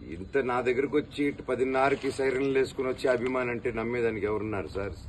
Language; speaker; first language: Telugu; native; Telugu